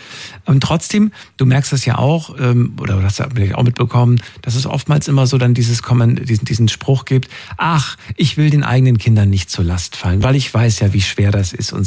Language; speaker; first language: German; native; German